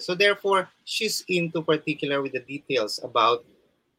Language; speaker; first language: English; non-native, local second language; Waray